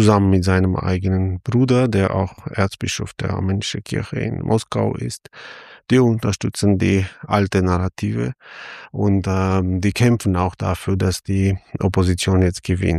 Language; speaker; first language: German; non-native, fluent; Armenian